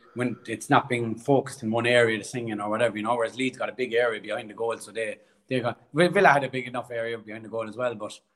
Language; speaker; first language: English; native; English